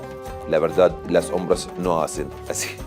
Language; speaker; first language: Spanish; non-native, fluent; Arabic